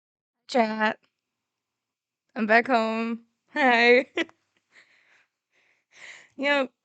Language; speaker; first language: English; native; English